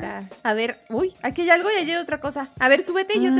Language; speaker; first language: Spanish; native; Spanish